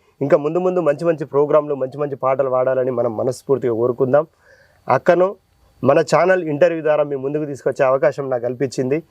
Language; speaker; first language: Telugu; native; Telugu